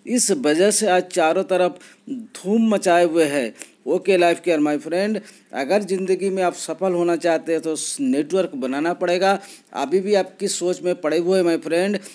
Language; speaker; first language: Hindi; native; Hindi